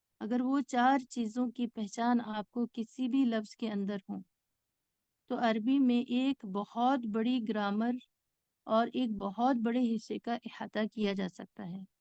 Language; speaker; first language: Urdu; native; Urdu